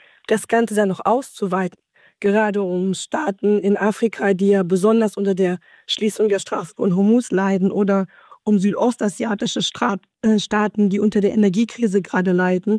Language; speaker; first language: German; native; German